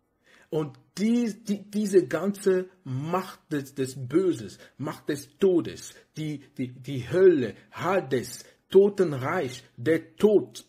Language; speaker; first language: German; non-native, fluent; French